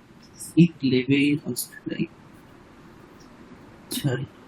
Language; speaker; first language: German; non-native, learner; Bangla